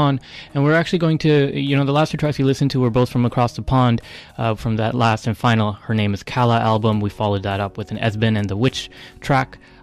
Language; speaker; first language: English; native; English